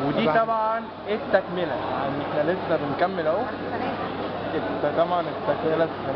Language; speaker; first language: Arabic; native; Arabic